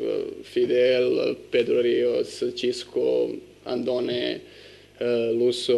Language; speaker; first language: Spanish; non-native, learner; Serbian